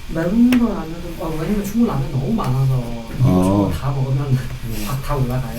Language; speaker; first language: Korean; non-native, fluent; Chinese